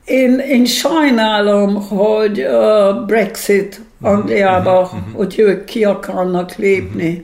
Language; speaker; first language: Hungarian; early bilingual, heritage; Hungarian